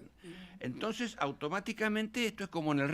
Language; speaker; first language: Spanish; native; Spanish